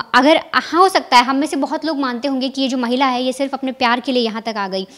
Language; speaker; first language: Hindi; native; Hindi